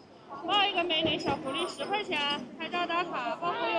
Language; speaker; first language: Chinese; native; Chinese